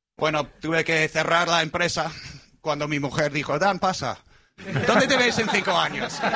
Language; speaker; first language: Spanish; non-native, fluent; English